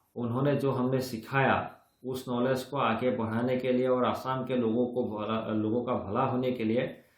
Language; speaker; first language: Hindi; non-native, local second language; Assamese